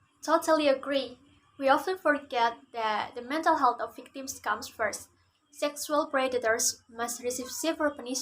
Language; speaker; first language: English; non-native, learner; Indonesian